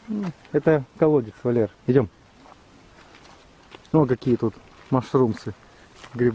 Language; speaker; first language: Russian; native; Russian